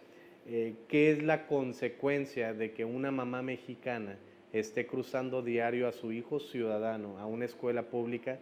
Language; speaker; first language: Spanish; native; Spanish